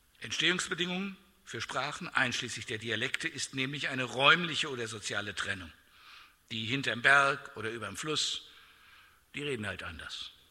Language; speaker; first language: German; native; German